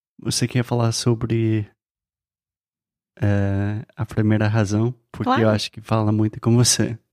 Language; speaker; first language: Portuguese; non-native, fluent; English